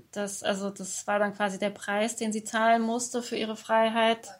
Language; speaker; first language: German; early bilingual, other home language; Persian